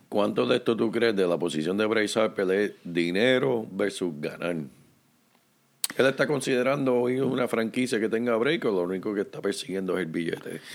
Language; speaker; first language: Spanish; native; Spanish